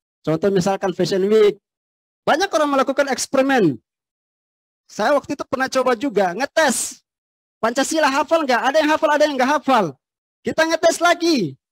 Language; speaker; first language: Indonesian; native; Indonesian